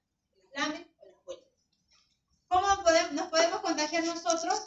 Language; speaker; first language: Spanish; native; Spanish